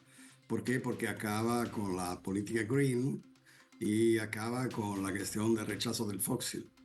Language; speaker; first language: Spanish; non-native, fluent; Italian